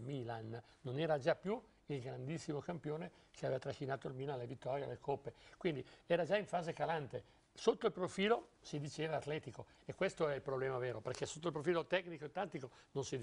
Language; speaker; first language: Italian; native; Italian